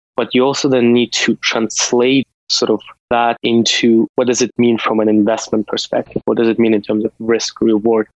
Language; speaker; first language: English; non-native, fluent; Russian